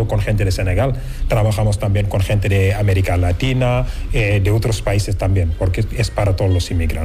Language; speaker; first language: Spanish; non-native, fluent; Wolof